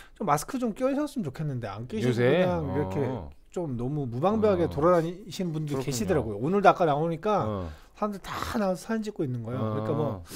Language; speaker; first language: Korean; native; Korean